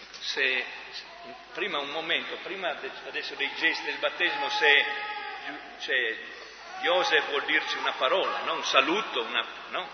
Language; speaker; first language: Italian; native; Italian